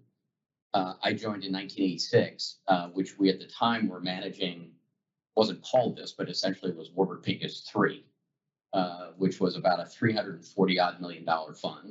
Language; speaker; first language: English; native; English